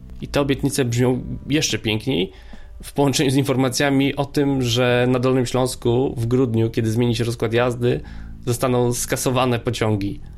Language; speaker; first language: Polish; native; Polish